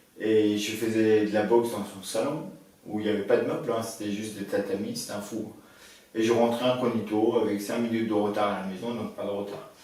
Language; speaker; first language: French; early bilingual, other home language; Persian